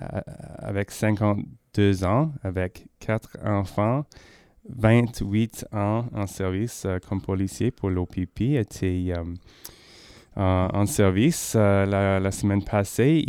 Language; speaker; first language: French; non-native, learner; English